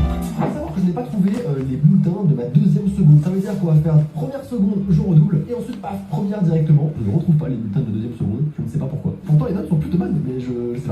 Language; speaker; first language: French; native; French